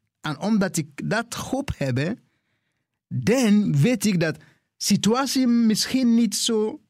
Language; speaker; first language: Dutch; non-native, fluent; English